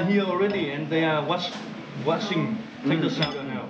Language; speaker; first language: English; non-native, learner; Vietnamese